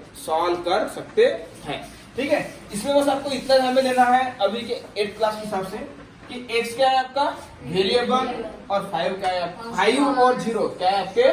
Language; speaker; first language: Hindi; non-native, local second language; Marathi